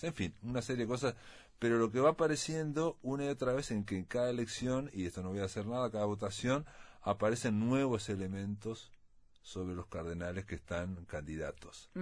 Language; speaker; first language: Spanish; native; Spanish